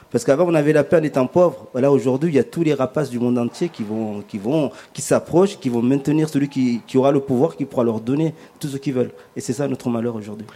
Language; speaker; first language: French; early bilingual, other home language; Ngazidja Comorian